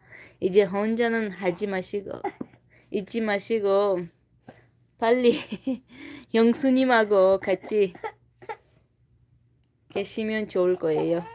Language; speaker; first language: Korean; non-native, fluent; Tajik